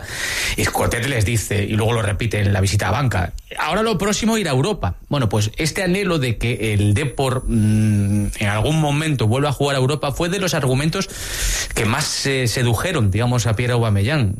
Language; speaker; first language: Spanish; native; Spanish